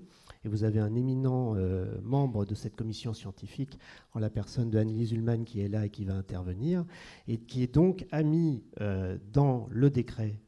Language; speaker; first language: French; native; French